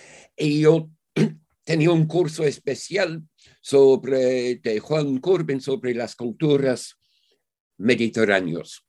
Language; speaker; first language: Spanish; non-native, fluent; English